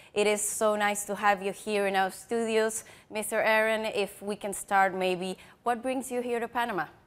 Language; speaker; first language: English; non-native, fluent; Spanish